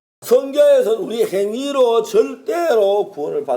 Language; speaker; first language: Korean; native; Korean